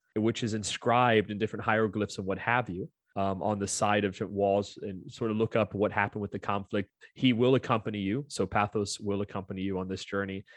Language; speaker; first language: English; native; English